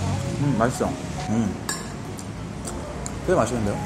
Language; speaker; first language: Korean; native; Korean